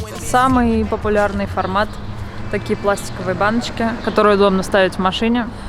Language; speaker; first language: Russian; native; Russian